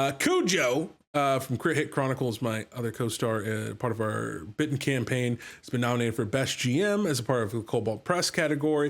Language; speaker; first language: English; native; English